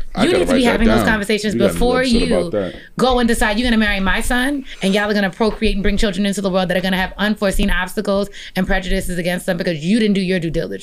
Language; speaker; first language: English; native; English